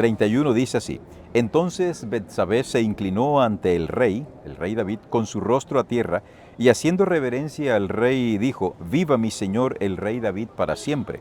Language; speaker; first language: Spanish; native; Spanish